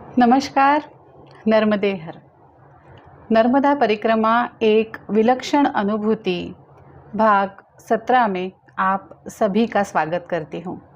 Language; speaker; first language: Hindi; non-native, local second language; Marathi